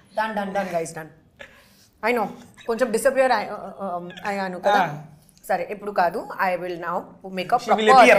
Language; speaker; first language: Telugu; non-native, learner; Hindi